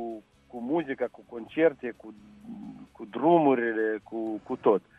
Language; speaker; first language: Romanian; non-native, local second language; Russian